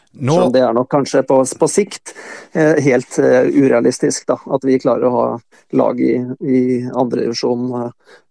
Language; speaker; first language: Norwegian; native; Norwegian